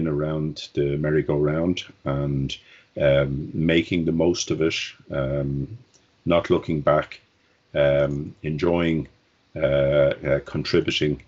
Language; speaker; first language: English; native; English